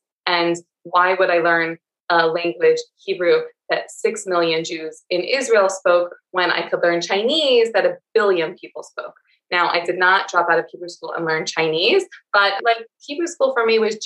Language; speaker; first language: English; native; English